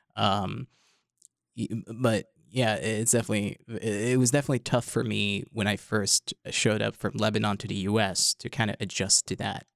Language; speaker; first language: English; non-native, fluent; Arabic